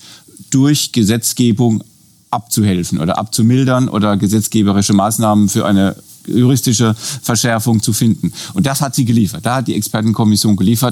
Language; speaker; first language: German; native; German